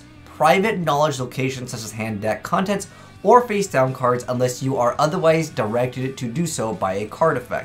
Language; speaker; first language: English; native; English